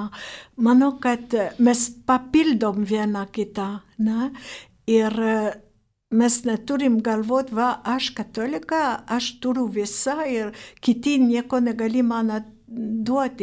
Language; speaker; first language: Lithuanian; non-native, fluent; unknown